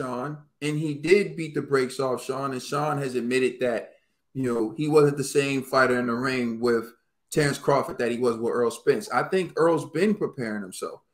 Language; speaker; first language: English; native; English